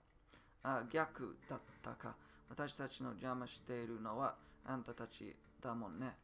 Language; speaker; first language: Japanese; non-native, learner; English